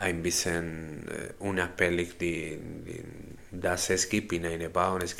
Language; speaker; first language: German; non-native, learner; Spanish